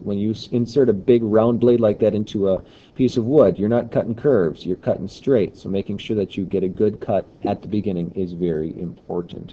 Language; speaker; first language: English; native; English